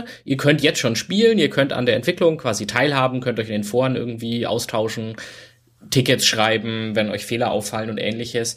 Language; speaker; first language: German; native; German